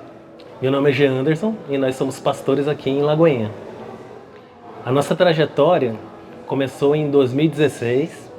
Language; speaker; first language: Portuguese; native; Portuguese